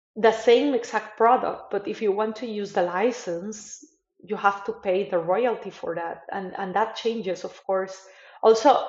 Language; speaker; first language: English; non-native, fluent; Spanish